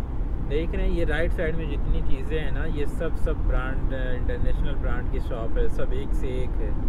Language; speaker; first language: Hindi; native; Hindi